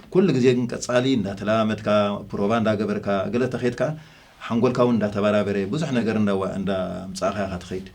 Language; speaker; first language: Tigrinya; native; Tigrinya